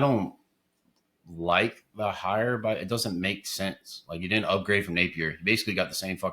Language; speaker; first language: English; native; English